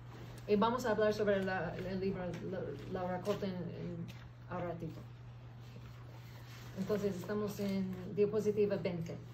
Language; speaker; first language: Spanish; early bilingual, heritage; English